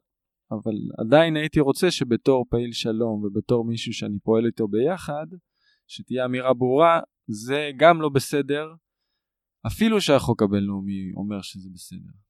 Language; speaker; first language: Hebrew; native; Hebrew